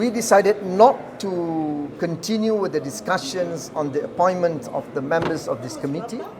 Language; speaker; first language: English; non-native, local second language; Malay